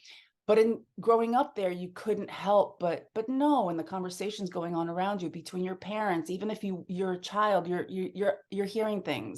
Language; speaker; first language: English; early bilingual, other home language; Spanish